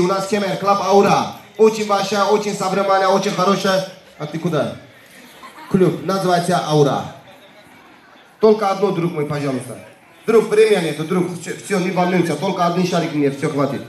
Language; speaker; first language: Russian; non-native, learner; Turkish